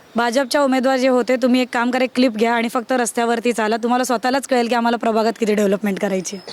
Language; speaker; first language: Marathi; native; Marathi